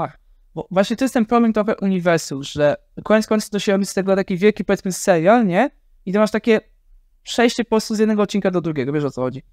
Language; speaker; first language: Polish; native; Polish